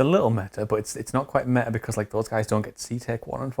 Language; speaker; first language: English; native; English